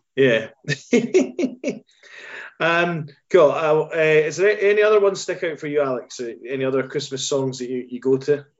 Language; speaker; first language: English; native; English